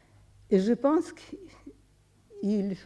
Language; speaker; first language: French; non-native, fluent; Russian